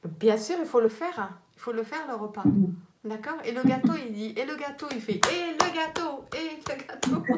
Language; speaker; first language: French; native; French